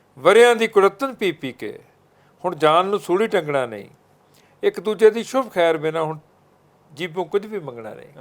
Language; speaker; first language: Punjabi; native; Punjabi